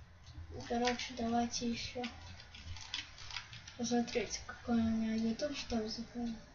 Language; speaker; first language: Russian; non-native, local second language; Ukrainian